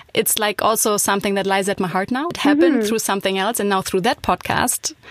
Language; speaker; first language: English; non-native, fluent; German